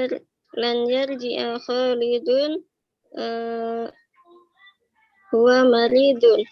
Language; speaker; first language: Arabic; non-native, learner; Indonesian